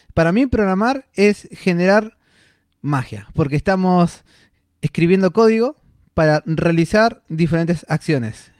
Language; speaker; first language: Spanish; native; Spanish